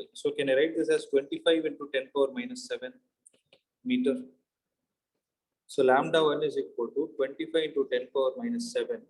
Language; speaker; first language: English; non-native, local second language; Tamil